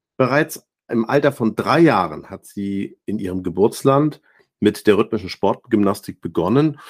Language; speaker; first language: German; native; German